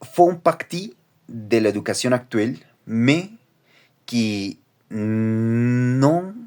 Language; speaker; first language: French; non-native, learner; Spanish